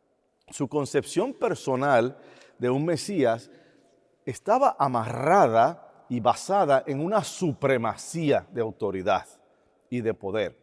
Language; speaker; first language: Spanish; native; Spanish